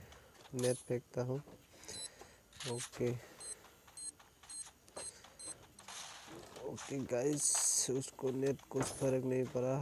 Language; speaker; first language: Hindi; non-native, local second language; Assamese